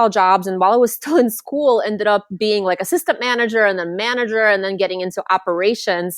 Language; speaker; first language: English; non-native, fluent; Lithuanian